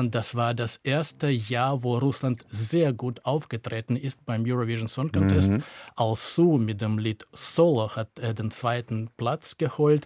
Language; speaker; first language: German; native; German